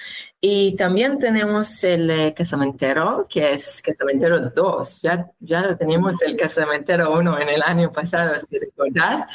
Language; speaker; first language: Spanish; non-native, learner; Hebrew